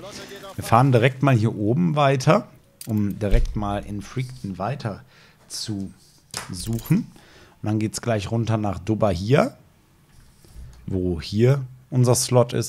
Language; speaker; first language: German; native; German